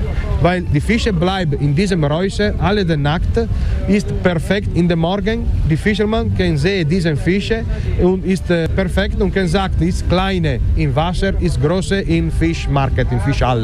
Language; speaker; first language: German; non-native, learner; Italian